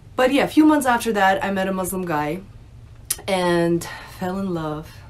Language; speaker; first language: English; early bilingual, other home language; Russian